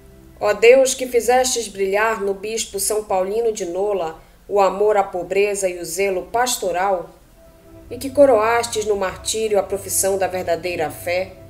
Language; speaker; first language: Portuguese; native; Portuguese